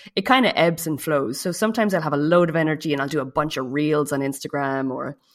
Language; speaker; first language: English; native; English